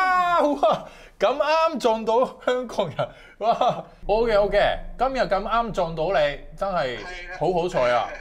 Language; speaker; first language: Cantonese; non-native, fluent; Japanese